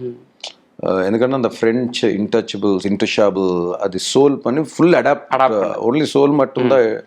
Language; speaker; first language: Tamil; non-native, learner; Telugu